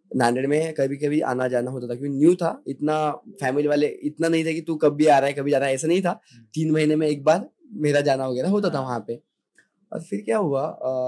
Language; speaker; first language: Hindi; non-native, local second language; Marathi